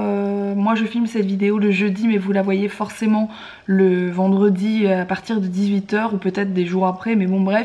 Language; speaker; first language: French; native; French